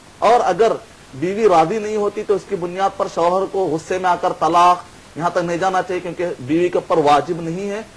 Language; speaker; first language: Urdu; native; Urdu